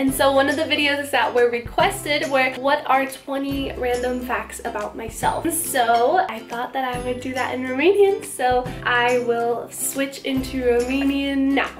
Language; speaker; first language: English; early bilingual, other home language; Romanian